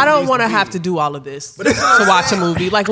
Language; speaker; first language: English; native; English